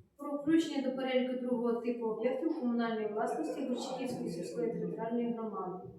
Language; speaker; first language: Ukrainian; native; Ukrainian